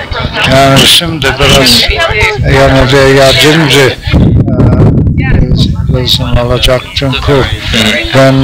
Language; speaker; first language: Turkish; non-native, learner; English